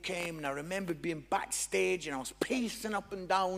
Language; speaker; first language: English; native; English